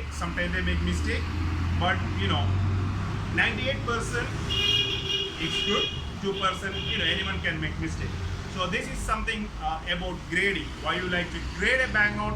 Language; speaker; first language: English; non-native, local second language; Malayalam